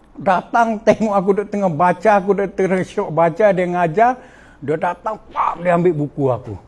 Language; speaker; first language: Malay; non-native, local second language; Min Nan Chinese